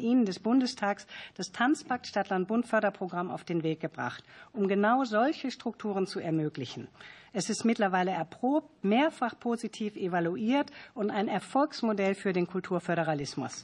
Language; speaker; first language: German; native; German